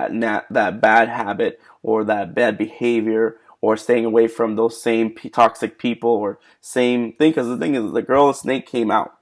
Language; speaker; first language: English; native; English